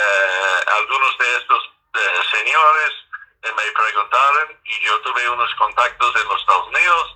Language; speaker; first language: Spanish; non-native, fluent; English